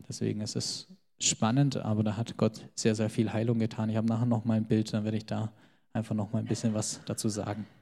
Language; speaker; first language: German; early bilingual, other home language; Albanian